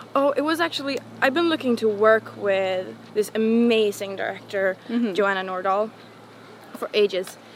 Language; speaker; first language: English; non-native, fluent; Swedish